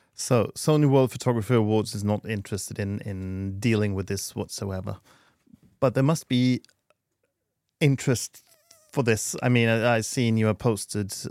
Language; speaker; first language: English; non-native, fluent; Norwegian